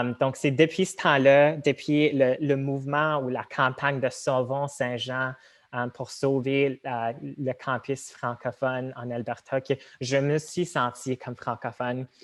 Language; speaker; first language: French; non-native, local second language; Tamil